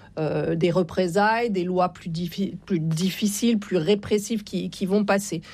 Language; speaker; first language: French; native; French